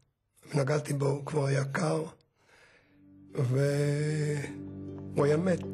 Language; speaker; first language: Hebrew; early bilingual, other home language; Polish